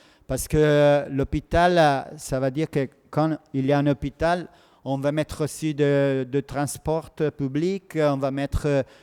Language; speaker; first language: French; non-native, fluent; Italian